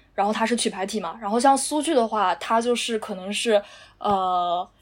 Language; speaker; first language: Chinese; native; Chinese